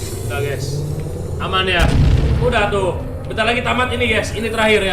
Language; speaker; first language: Indonesian; native; Indonesian